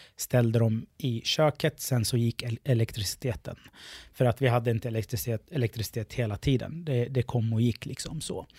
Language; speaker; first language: Swedish; early bilingual, other home language; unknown